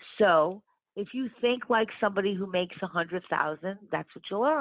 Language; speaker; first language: English; native; English